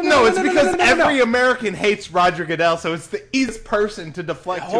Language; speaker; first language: English; native; English